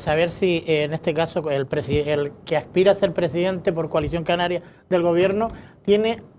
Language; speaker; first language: Spanish; native; Spanish